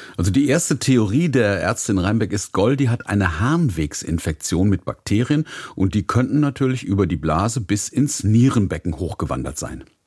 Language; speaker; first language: German; native; German